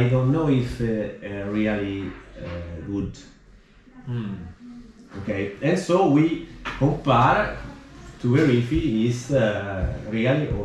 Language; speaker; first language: English; non-native, learner; Italian